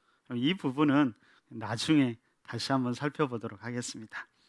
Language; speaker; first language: Korean; native; Korean